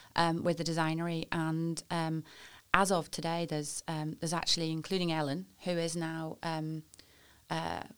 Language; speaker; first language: English; native; English